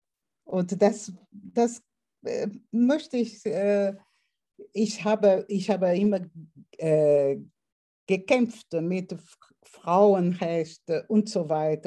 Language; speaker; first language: German; non-native, fluent; Portuguese